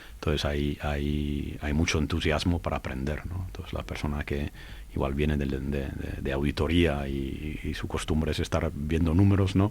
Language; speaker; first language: Spanish; non-native, fluent; English